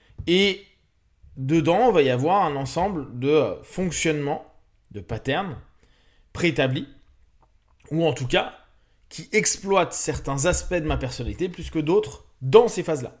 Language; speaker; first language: French; native; French